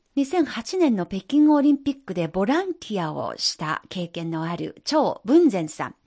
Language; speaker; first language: Japanese; non-native, fluent; Chinese